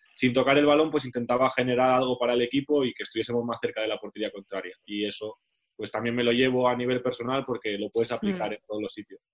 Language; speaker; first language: Spanish; native; Spanish